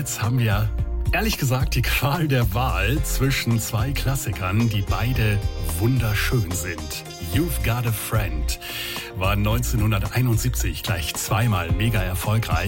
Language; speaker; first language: German; native; German